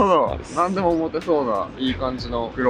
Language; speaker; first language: Japanese; native; Japanese